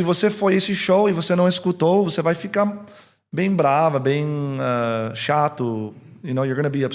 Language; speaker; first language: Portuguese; early bilingual, heritage; English